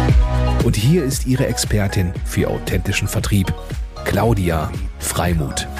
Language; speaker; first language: German; native; German